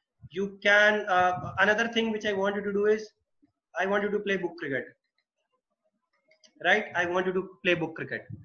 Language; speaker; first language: English; non-native, local second language; Hindi